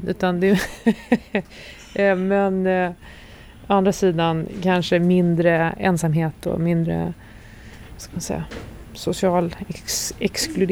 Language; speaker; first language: Swedish; native; Swedish